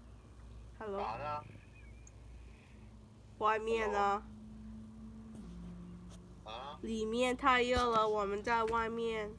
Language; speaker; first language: Chinese; early bilingual, heritage; Chinese